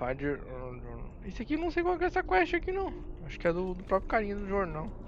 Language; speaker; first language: Portuguese; native; Portuguese